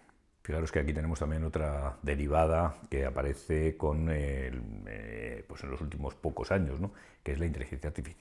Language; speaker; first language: Spanish; native; Spanish